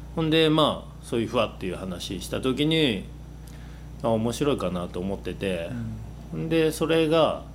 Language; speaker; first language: Japanese; native; Japanese